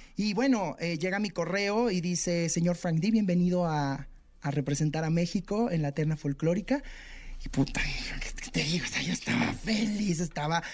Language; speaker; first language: Spanish; native; Spanish